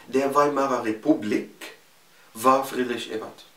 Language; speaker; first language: German; non-native, fluent; Arabic